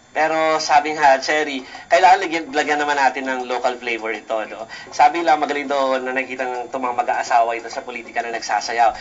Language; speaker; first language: Filipino; native; Filipino